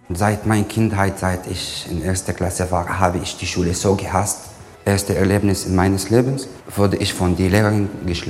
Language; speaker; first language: German; non-native, learner; Arabic